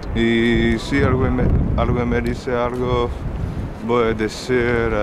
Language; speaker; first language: Spanish; non-native, learner; English